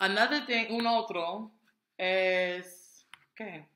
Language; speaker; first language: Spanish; non-native, learner; English